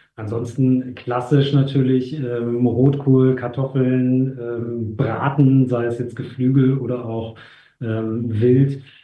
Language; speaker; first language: German; native; German